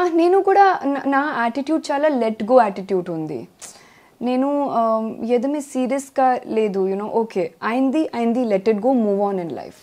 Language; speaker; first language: Telugu; non-native, local second language; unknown